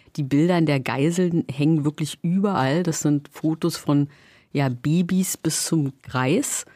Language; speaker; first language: German; native; German